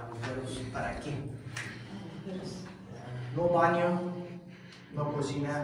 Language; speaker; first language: Spanish; non-native, fluent; Turkish